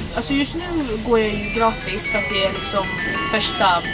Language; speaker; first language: Swedish; early bilingual, other home language; Persian